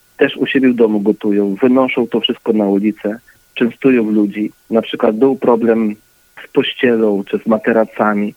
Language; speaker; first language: Polish; early bilingual, heritage; Polish